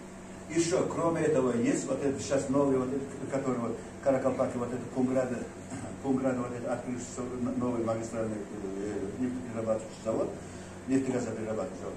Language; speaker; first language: Russian; non-native, local second language; Uzbek